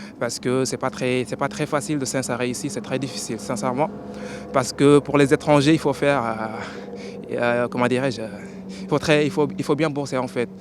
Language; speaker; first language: French; non-native, local second language; Wolof